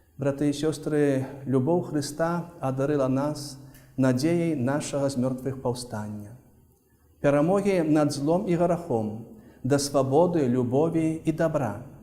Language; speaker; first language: Belarusian; native; Belarusian